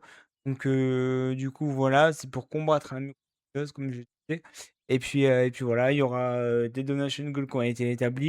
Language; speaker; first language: French; native; French